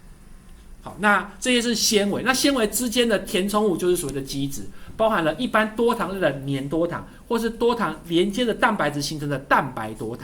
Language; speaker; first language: Chinese; native; Chinese